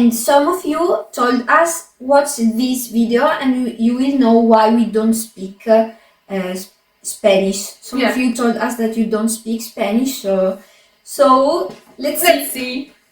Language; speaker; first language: English; non-native, fluent; Arabic